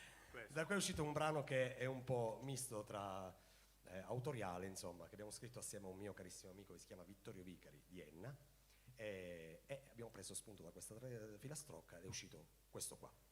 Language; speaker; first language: Italian; native; Italian